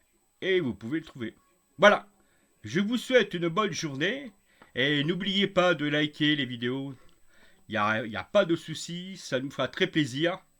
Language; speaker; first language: French; native; French